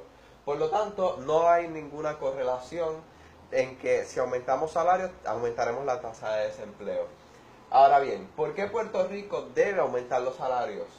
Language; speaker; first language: Spanish; native; Spanish